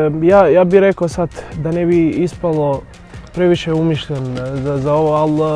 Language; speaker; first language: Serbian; non-native, fluent; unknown